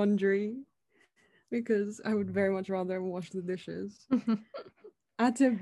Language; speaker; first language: English; non-native, local second language; Hiligaynon